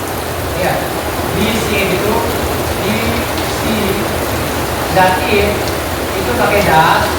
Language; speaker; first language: English; non-native, learner; Indonesian